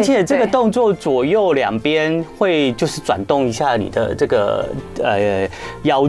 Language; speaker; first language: Chinese; native; Chinese